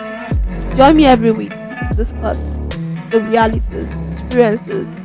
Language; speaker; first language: English; non-native, local second language; Yoruba